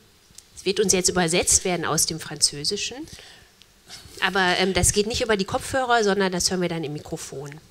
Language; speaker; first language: German; native; German